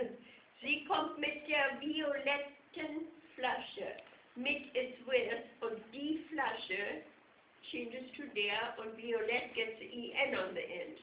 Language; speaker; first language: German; non-native, fluent; English